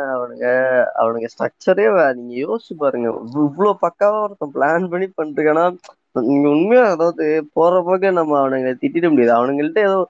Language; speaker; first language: Tamil; native; Tamil